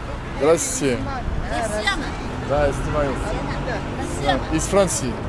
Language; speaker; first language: Russian; non-native, learner; French